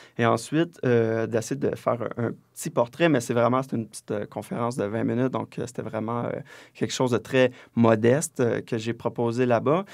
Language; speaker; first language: French; native; French